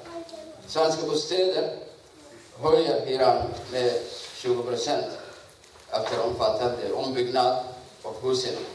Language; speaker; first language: Swedish; non-native, learner; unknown